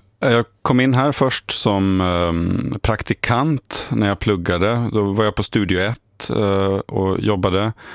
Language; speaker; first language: Swedish; native; Swedish